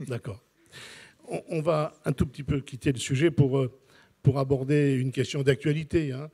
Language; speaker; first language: French; native; French